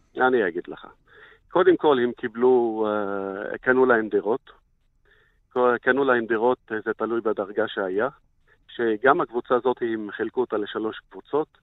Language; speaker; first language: Hebrew; non-native, fluent; Arabic